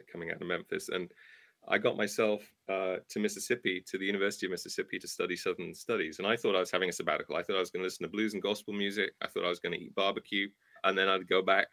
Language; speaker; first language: English; native; English